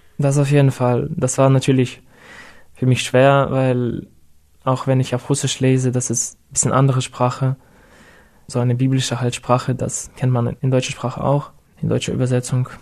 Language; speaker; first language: German; non-native, fluent; Russian